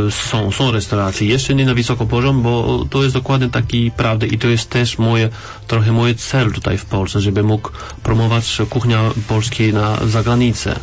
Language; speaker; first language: Polish; non-native, learner; French